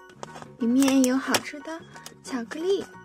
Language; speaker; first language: Chinese; native; Chinese